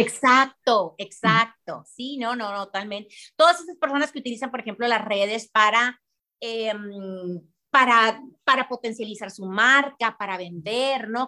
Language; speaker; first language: Spanish; native; Spanish